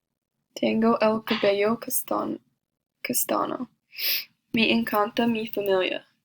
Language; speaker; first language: Spanish; non-native, learner; English